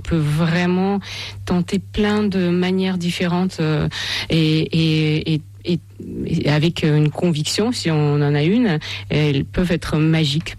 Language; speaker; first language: French; non-native, fluent; Russian